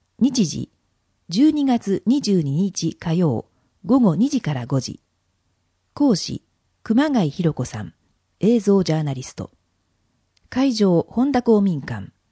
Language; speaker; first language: Japanese; native; Japanese